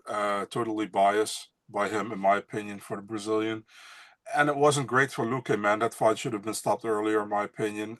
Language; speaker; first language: English; non-native, fluent; Dutch